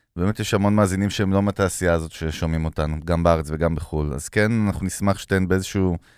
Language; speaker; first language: Hebrew; native; Hebrew